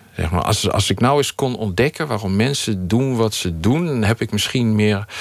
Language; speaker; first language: Dutch; native; Dutch